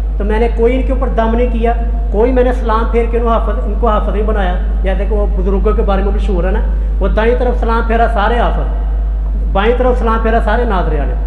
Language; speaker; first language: Urdu; non-native, local second language; Punjabi